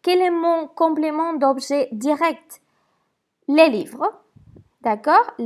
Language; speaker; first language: French; non-native, fluent; Spanish